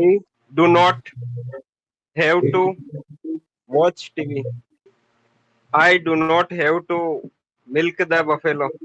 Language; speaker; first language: English; non-native, learner; Hindi